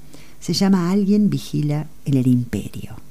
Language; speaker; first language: Spanish; native; Spanish